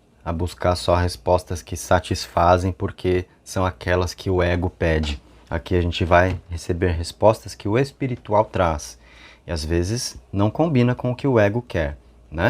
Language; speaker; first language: Portuguese; native; Portuguese